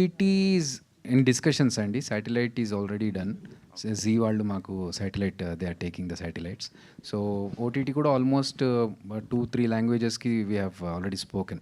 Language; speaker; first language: Telugu; native; Telugu